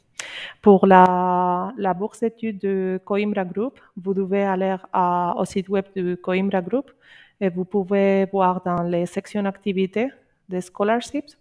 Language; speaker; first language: French; non-native, learner; Spanish